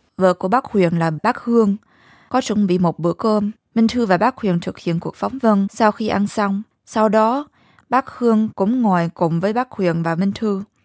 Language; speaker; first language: Vietnamese; early bilingual, heritage; Vietnamese